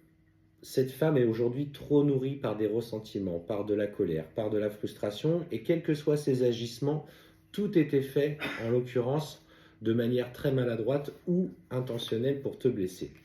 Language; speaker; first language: French; native; French